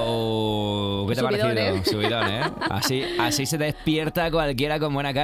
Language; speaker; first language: Spanish; native; Spanish